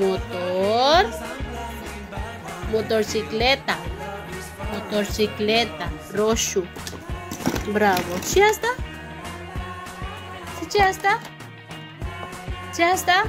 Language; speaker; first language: Romanian; non-native, learner; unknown